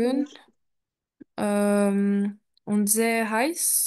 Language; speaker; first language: German; non-native, learner; French